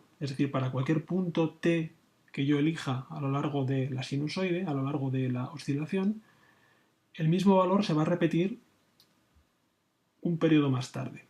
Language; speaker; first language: Spanish; native; Spanish